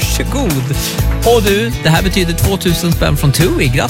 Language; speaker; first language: Swedish; native; Swedish